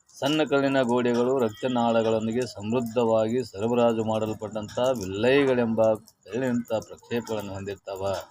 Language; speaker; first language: Kannada; native; Kannada